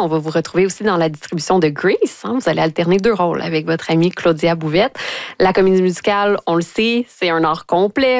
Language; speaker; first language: French; native; French